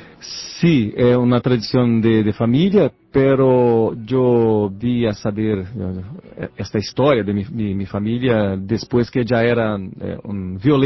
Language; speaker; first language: Spanish; non-native, learner; Portuguese